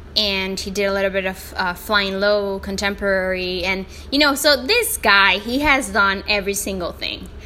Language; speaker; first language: English; non-native, fluent; Spanish